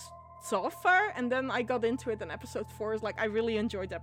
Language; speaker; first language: English; non-native, fluent; Dutch